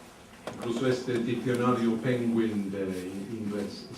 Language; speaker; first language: Spanish; early bilingual, heritage; English